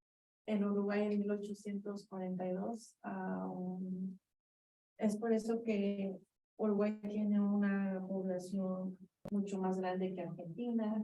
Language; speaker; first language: Spanish; early bilingual, heritage; Spanish